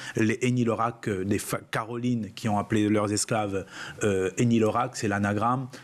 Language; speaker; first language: French; non-native, local second language; Réunion Creole French